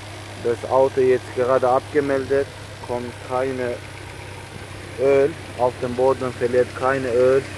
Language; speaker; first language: German; non-native, learner; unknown